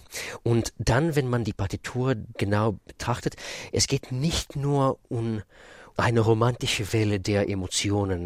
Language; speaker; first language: German; non-native, fluent; Russian